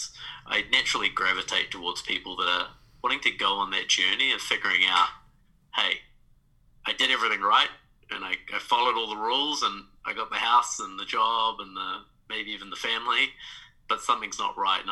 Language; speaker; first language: English; native; English